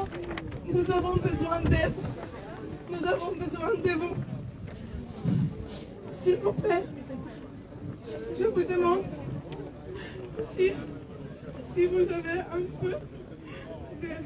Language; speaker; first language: French; non-native, learner; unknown